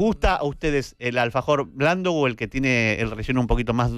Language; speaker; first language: Spanish; native; Spanish